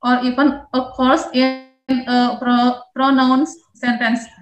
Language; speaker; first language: English; non-native, learner; Indonesian